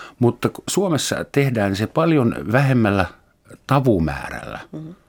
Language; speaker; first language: Finnish; non-native, fluent; German